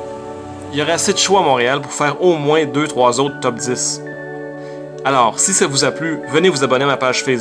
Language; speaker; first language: French; native; French